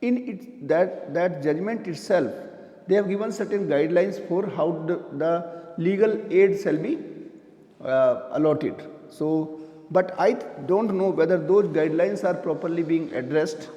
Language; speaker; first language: English; non-native, local second language; Hindi